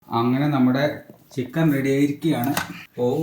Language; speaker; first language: Malayalam; native; Malayalam